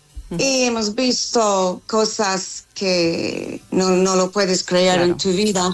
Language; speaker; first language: Spanish; non-native, fluent; English